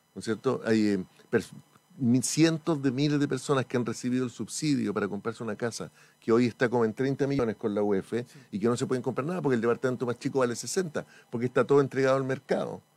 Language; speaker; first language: Spanish; native; Spanish